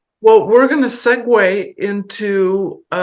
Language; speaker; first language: English; non-native, fluent; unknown